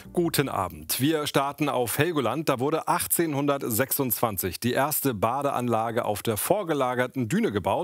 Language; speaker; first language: German; native; German